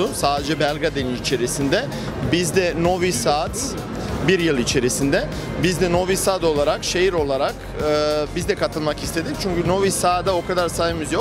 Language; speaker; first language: Turkish; non-native, fluent; Serbian